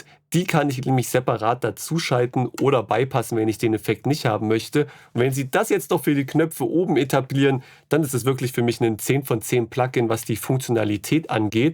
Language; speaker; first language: German; native; German